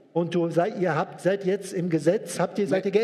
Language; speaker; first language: German; native; German